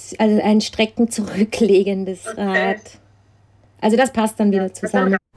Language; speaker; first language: German; native; German